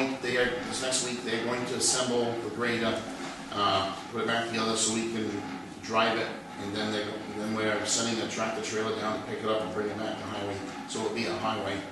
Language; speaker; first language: English; native; English